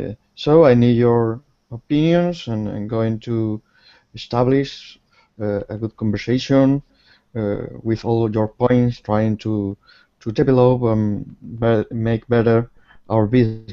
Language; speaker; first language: English; non-native, learner; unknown